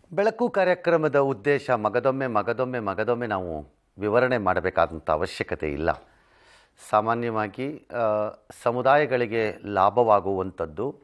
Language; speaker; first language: Kannada; native; Kannada